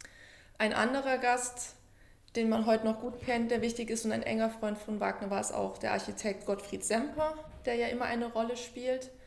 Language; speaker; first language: German; native; German